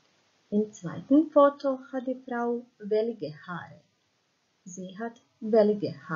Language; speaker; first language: German; non-native, fluent; Croatian